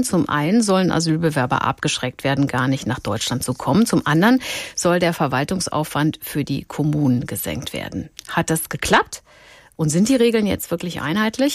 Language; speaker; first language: German; native; German